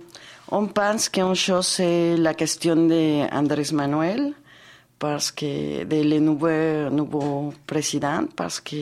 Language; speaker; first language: French; non-native, fluent; Spanish